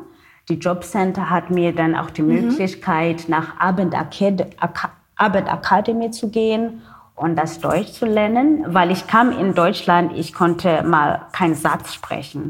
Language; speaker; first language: German; non-native, learner; Xhosa